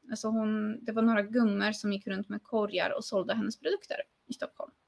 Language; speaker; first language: Swedish; non-native, fluent; Polish